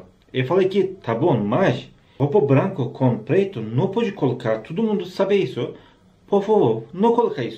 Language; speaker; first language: Portuguese; non-native, learner; Turkish